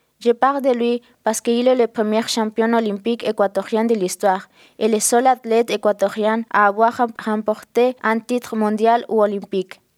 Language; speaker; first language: French; non-native, fluent; Spanish